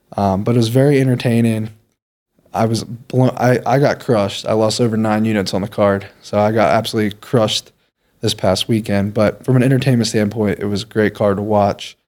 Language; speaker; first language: English; native; English